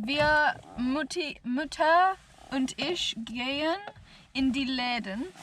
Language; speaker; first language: German; non-native, learner; English